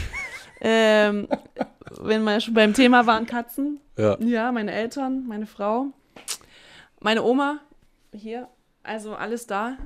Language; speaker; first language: German; native; German